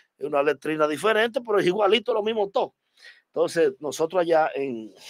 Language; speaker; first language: Spanish; native; Spanish